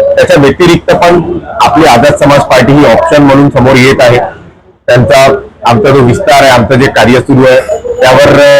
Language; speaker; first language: Marathi; native; Marathi